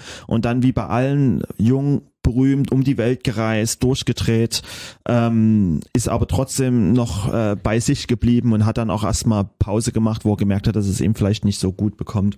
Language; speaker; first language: German; native; German